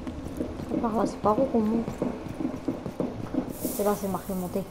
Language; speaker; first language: French; native; French